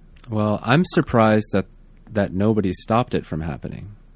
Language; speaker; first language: English; native; English